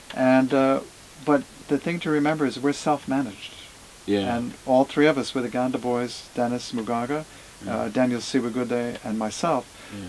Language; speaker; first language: English; native; English